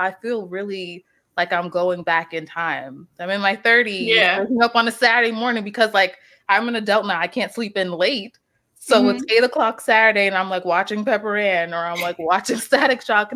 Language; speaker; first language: English; native; English